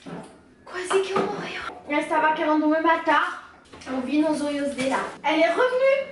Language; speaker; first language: Portuguese; non-native, fluent; French